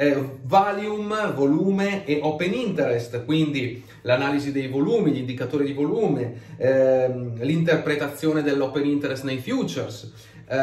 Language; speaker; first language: Italian; native; Italian